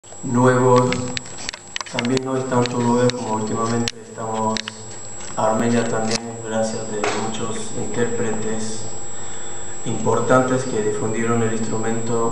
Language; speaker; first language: Spanish; non-native, fluent; Armenian